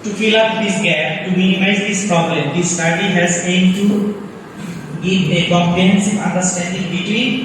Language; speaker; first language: English; non-native, local second language; Bangla